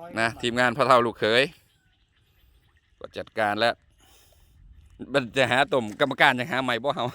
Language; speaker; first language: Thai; non-native, local second language; Lao